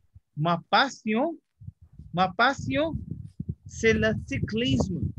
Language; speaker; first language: French; non-native, fluent; Hindi